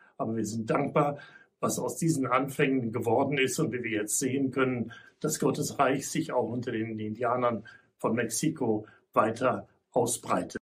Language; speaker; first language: German; native; German